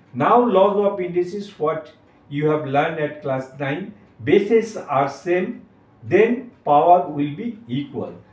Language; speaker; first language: English; non-native, local second language; Bangla